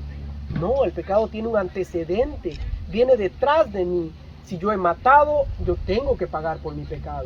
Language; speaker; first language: Spanish; native; Spanish